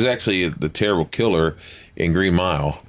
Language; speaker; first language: English; native; English